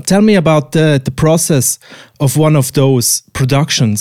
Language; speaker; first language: English; non-native, fluent; Swiss German